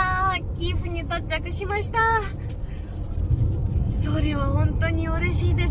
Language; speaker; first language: Japanese; non-native, fluent; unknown